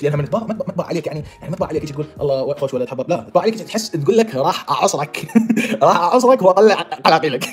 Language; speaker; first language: Arabic; native; Arabic